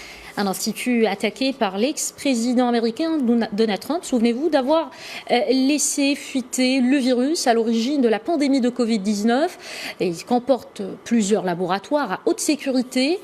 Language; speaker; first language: French; non-native, local second language; Arabic